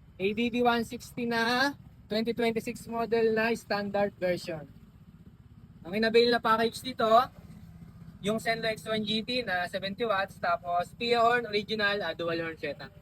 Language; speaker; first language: Filipino; native; Filipino